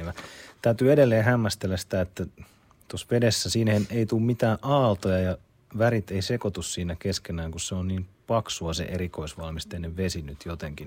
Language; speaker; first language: Finnish; native; Finnish